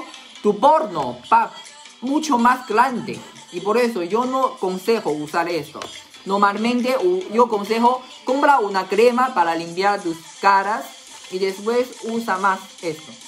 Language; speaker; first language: Spanish; non-native, learner; Chinese